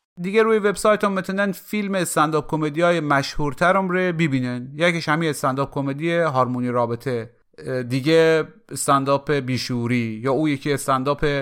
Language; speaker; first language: Persian; native; Persian